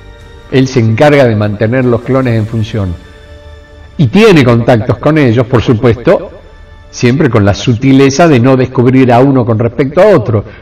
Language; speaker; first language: Spanish; native; Spanish